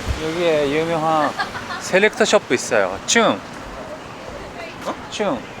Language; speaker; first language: Korean; non-native, fluent; Japanese